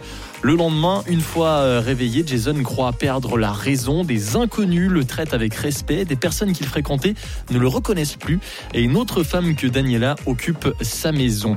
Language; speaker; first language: French; native; French